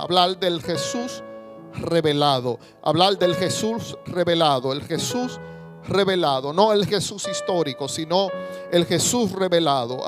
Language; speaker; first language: Spanish; native; Spanish